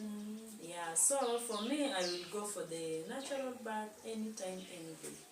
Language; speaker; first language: English; non-native, local second language; Swahili